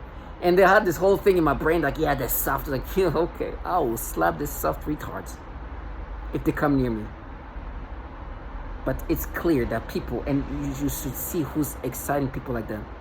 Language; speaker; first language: English; non-native, fluent; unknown